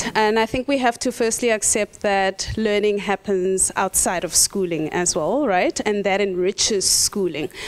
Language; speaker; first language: English; non-native, local second language; Tswana